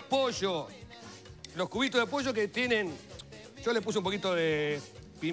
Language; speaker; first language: Spanish; native; Spanish